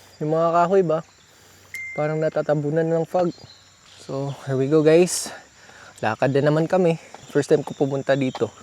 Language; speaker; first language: Filipino; non-native, local second language; Cebuano